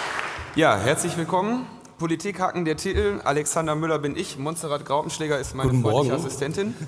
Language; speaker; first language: German; native; German